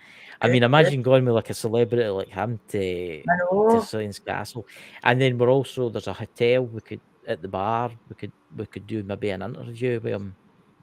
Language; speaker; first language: English; native; English